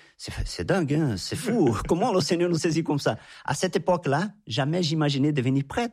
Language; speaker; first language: French; non-native, fluent; Portuguese